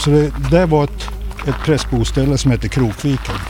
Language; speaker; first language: Swedish; native; Swedish